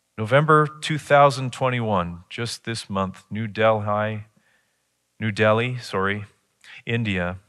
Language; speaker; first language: English; native; English